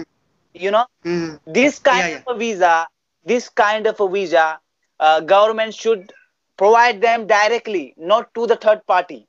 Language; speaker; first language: English; non-native, fluent; Bangla